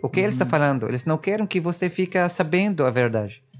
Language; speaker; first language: Portuguese; non-native, fluent; Arabic